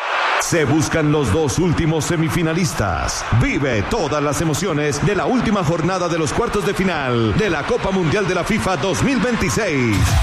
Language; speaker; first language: Spanish; native; Spanish